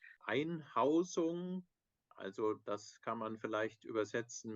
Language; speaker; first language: German; native; German